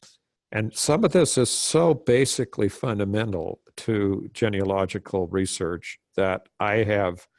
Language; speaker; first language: English; native; English